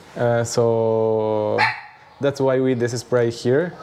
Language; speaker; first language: English; non-native, learner; Spanish